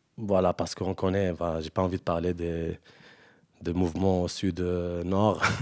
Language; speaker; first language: French; non-native, local second language; Arabic